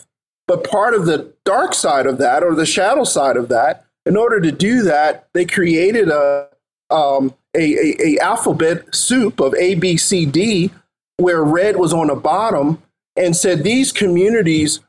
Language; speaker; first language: English; native; English